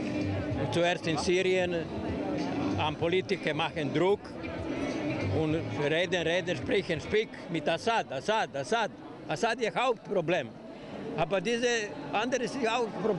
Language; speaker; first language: German; non-native, learner; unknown